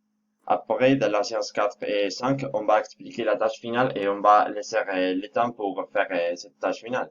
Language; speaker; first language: French; non-native, fluent; Spanish